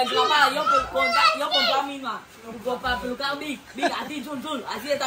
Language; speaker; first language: Spanish; non-native, learner; Filipino